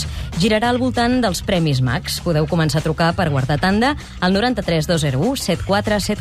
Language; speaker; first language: Catalan; native; Catalan